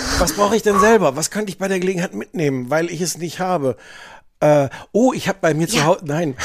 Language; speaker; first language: German; native; German